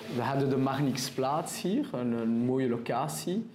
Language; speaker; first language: Dutch; non-native, local second language; French